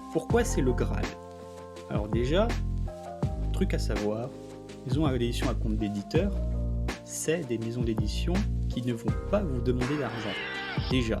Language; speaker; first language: French; native; French